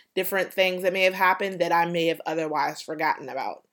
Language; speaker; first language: English; native; English